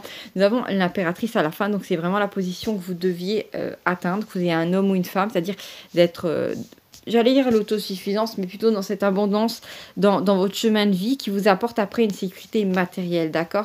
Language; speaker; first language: French; native; French